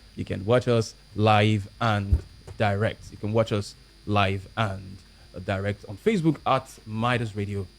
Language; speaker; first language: English; non-native, local second language; Yoruba